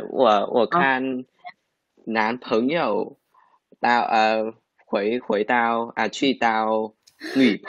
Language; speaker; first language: Chinese; non-native, learner; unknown